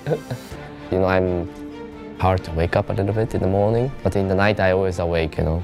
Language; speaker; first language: English; non-native, learner; Japanese